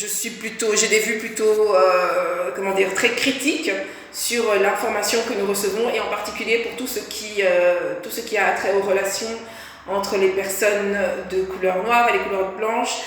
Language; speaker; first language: French; native; French